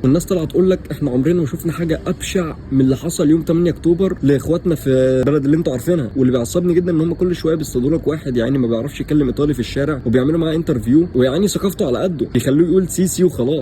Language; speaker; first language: Arabic; native; Arabic